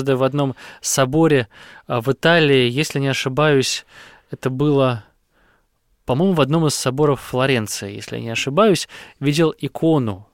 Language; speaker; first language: Russian; native; Russian